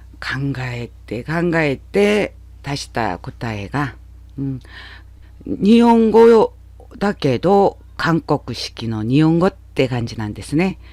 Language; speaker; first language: Japanese; non-native, fluent; Korean